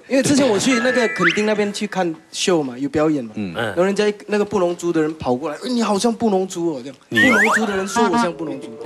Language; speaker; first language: Chinese; native; Chinese